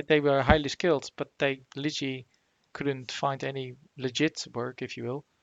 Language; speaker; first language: English; non-native, fluent; Dutch